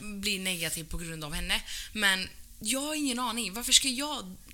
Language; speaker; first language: Swedish; early bilingual, other home language; Arabic